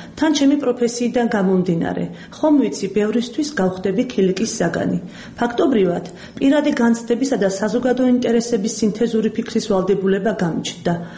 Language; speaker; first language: Georgian; native; Georgian